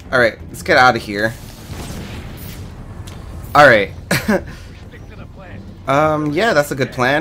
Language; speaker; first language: English; native; English